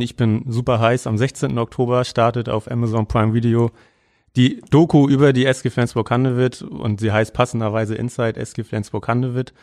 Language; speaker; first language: German; native; German